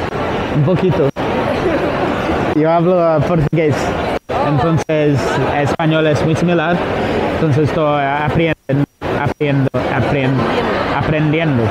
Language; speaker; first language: Spanish; non-native, learner; Portuguese